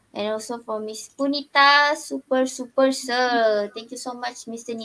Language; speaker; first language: English; non-native, local second language; Malay